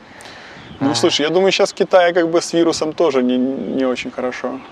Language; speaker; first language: Russian; native; Russian